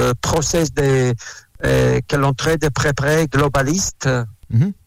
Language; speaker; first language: French; non-native, learner; Russian